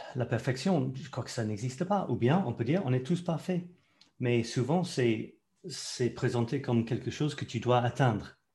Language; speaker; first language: French; non-native, fluent; English